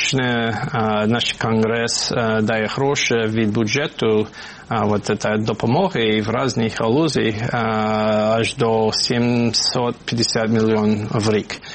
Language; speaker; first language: Ukrainian; non-native, fluent; English